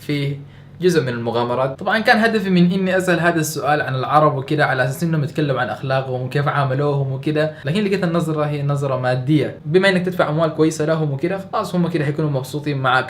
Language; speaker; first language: Arabic; native; Arabic